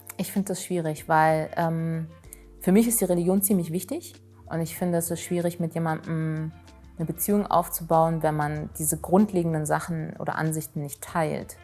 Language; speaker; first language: German; early bilingual, other home language; Turkish